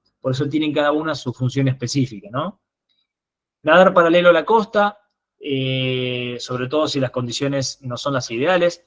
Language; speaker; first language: Spanish; native; Spanish